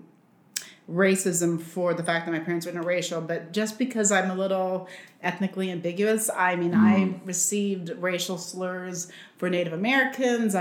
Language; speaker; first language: English; native; English